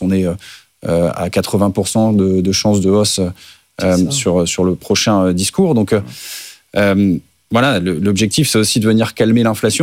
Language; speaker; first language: French; native; French